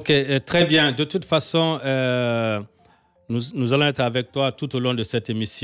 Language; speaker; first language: French; non-native, local second language; Bambara